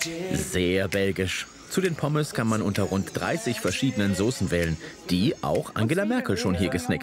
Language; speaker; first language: German; native; German